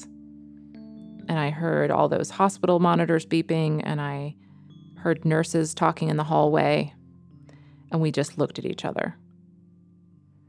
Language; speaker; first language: English; native; English